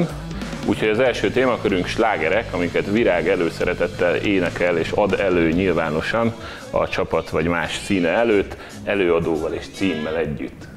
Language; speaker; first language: Hungarian; native; Hungarian